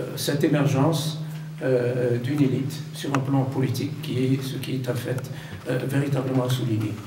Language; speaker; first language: French; non-native, local second language; Arabic